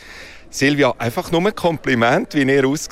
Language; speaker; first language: German; native; German